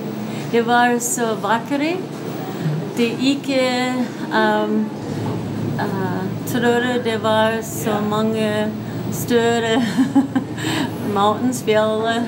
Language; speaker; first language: Norwegian; early bilingual, heritage; English